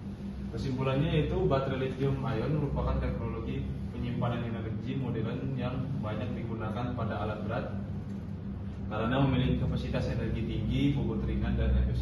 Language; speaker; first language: Indonesian; native; Indonesian